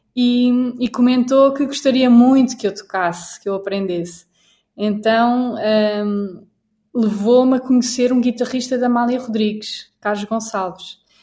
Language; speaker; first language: Portuguese; native; Portuguese